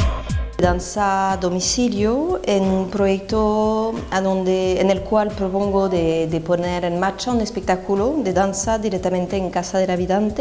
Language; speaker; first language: Spanish; non-native, fluent; French